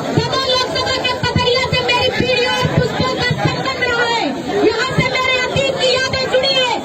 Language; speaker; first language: Hindi; native; Hindi